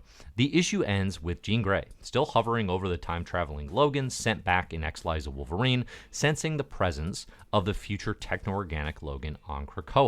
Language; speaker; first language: English; native; English